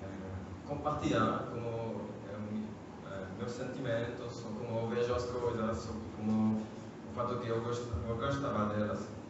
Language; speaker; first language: Portuguese; non-native, fluent; French